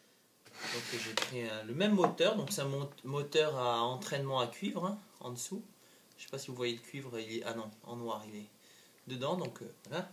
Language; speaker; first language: French; native; French